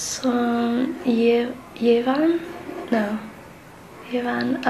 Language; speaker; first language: Spanish; non-native, learner; English